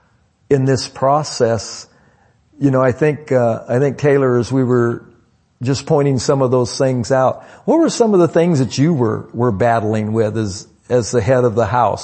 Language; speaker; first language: English; native; English